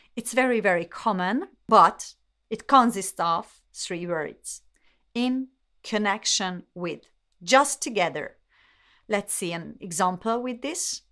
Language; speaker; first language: English; non-native, fluent; Hungarian